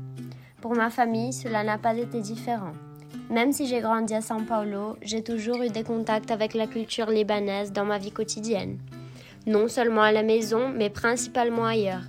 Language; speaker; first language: French; non-native, fluent; Portuguese